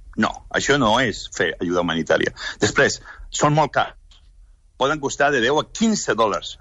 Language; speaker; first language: Catalan; non-native, local second language; Spanish